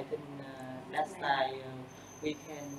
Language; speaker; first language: English; non-native, learner; Vietnamese